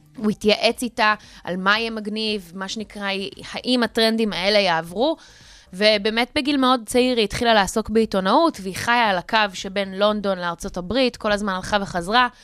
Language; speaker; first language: Hebrew; native; Hebrew